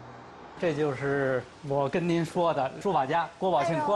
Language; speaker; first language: Chinese; native; Chinese